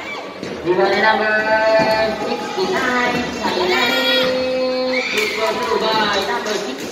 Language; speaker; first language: English; non-native, local second language; Filipino